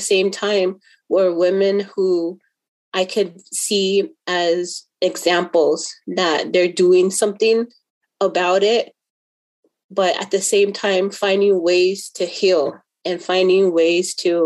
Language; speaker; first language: English; native; English